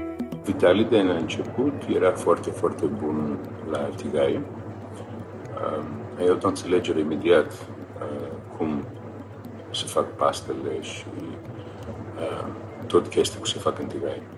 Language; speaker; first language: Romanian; non-native, learner; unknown